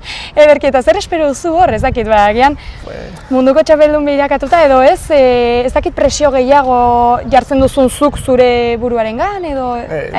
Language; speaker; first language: Basque; native; Basque